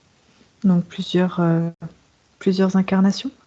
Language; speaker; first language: French; native; French